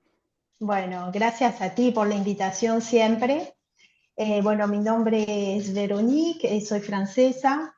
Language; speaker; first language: Spanish; non-native, fluent; French